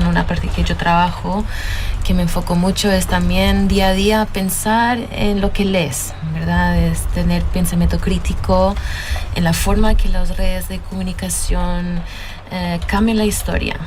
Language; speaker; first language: Spanish; early bilingual, heritage; Spanish